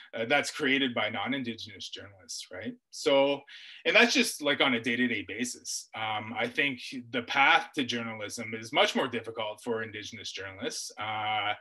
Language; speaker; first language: English; native; English